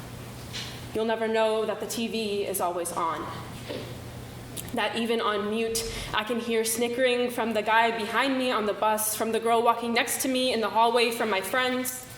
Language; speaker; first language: English; native; English